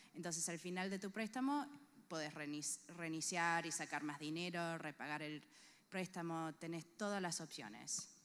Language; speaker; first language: Spanish; early bilingual, heritage; Spanish